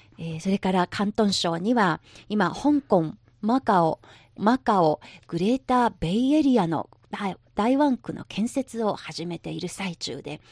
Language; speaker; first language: Japanese; non-native, local second language; Chinese